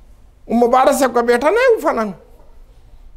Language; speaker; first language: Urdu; non-native, local second language; Pashto